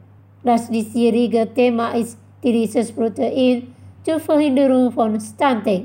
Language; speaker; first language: German; non-native, fluent; Indonesian